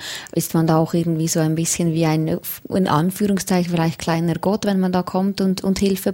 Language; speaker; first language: German; native; German